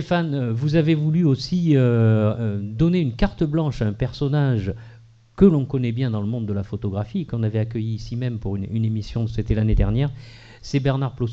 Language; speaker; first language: French; native; French